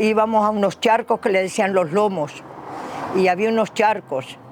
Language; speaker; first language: Spanish; native; Spanish